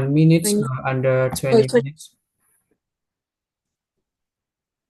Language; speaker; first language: English; non-native, learner; Indonesian